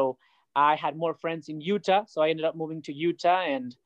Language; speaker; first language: English; non-native, fluent; Spanish